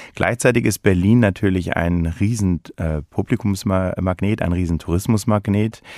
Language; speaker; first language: German; native; German